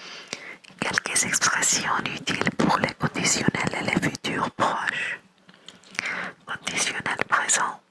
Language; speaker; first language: French; non-native, learner; English